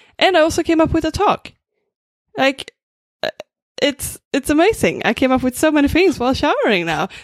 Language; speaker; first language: English; non-native, fluent; Swedish